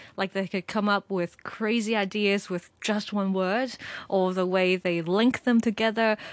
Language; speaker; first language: English; non-native, local second language; Cantonese